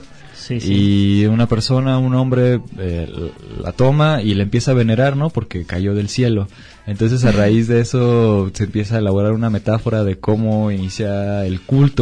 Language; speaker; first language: Spanish; native; Spanish